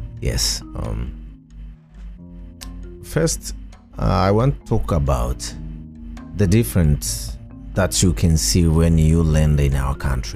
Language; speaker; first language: English; non-native, local second language; Swahili